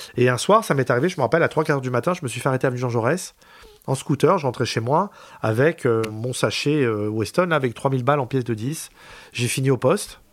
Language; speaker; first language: French; native; French